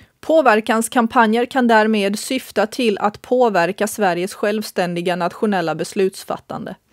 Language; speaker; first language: Swedish; early bilingual, other home language; Bosnian